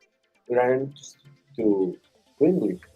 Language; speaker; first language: English; non-native, learner; Spanish